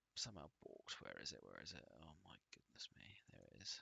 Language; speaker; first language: English; native; English